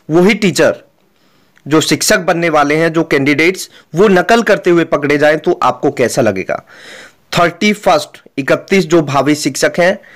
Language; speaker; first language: Hindi; native; Hindi